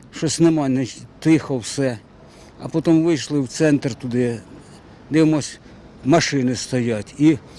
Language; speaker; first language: Ukrainian; non-native, local second language; Russian